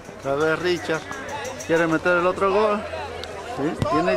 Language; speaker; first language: Spanish; native; Spanish